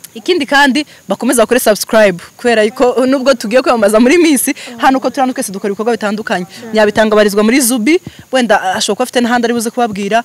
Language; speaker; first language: Kinyarwanda; native; Kinyarwanda